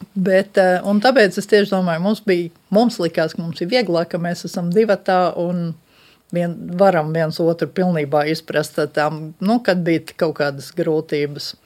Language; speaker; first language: Latvian; early bilingual, heritage; Latvian